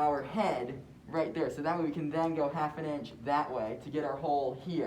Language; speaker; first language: English; native; English